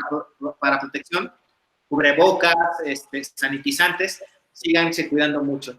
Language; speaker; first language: Spanish; native; Spanish